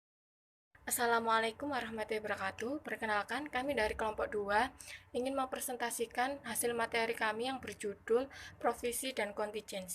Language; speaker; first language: Indonesian; native; Indonesian